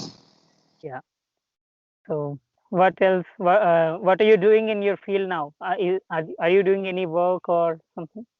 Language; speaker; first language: English; non-native, local second language; Telugu